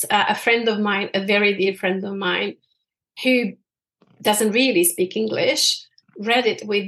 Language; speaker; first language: English; non-native, fluent; Bosnian